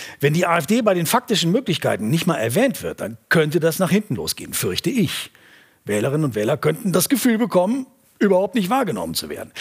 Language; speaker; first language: German; native; German